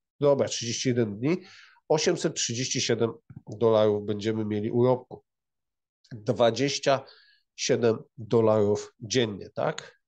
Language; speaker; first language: Polish; native; Polish